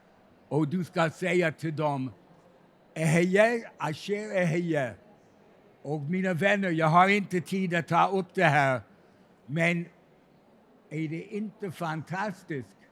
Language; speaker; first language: Swedish; non-native, fluent; English